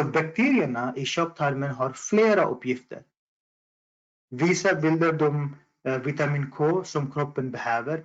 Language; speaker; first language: Swedish; non-native, fluent; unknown